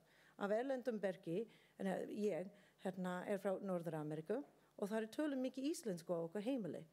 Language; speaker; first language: Icelandic; non-native, learner; English